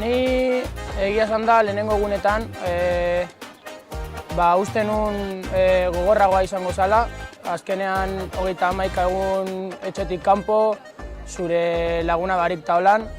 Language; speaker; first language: Basque; non-native, local second language; Spanish